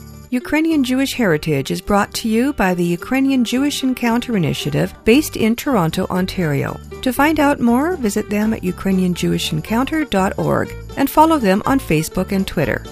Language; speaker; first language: English; early bilingual, other home language; Ukrainian